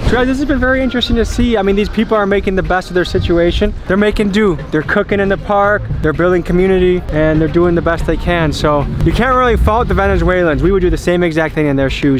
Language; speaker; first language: English; native; English